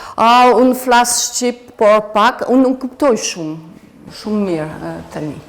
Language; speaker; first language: Albanian; non-native, learner; French